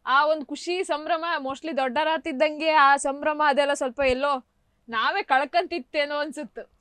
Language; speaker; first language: Kannada; native; Kannada